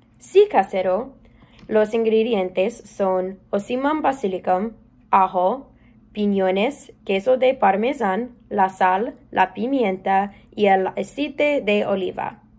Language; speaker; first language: Spanish; non-native, learner; English